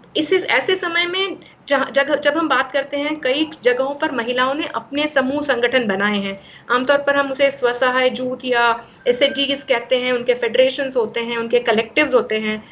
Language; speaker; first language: Hindi; non-native, local second language; Gujarati